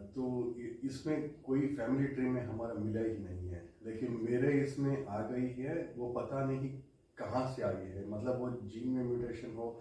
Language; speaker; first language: Hindi; non-native, local second language; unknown